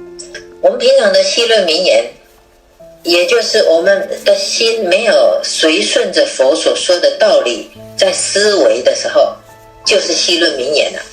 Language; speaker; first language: Chinese; native; Chinese